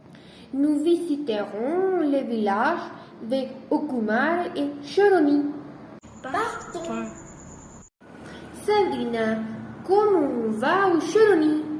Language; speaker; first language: French; non-native, learner; Spanish